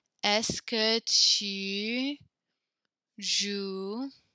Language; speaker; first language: French; non-native, fluent; English